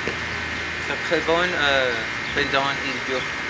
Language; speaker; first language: French; non-native, learner; Spanish